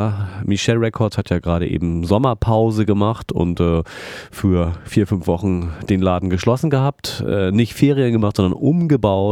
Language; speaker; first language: German; native; German